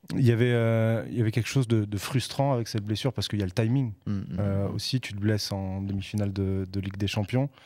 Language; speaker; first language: French; native; French